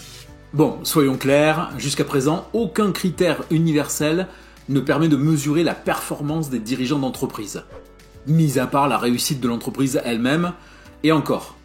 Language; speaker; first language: French; native; French